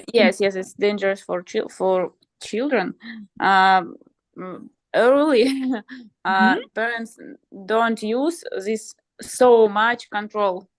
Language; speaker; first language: English; non-native, learner; Russian